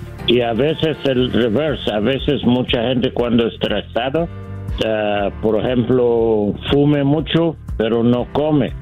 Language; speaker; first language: Spanish; non-native, learner; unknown